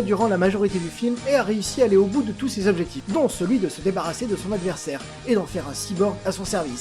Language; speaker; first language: French; native; French